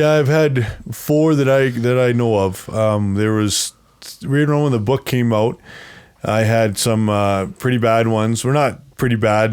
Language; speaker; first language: English; native; English